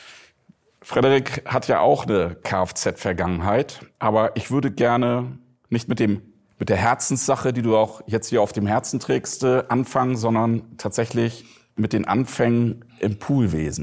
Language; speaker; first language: German; native; German